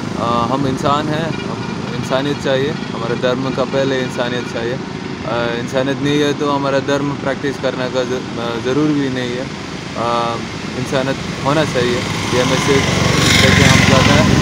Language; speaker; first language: Hindi; non-native, local second language; Malayalam